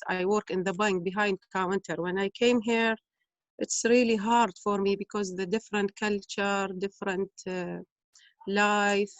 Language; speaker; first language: English; non-native, learner; Arabic